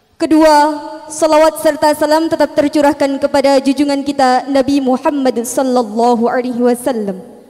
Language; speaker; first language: Malay; non-native, local second language; Javanese